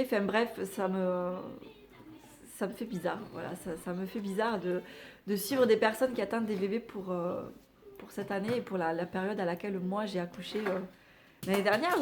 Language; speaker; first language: French; native; French